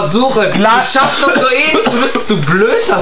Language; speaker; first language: German; early bilingual, other home language; Turkish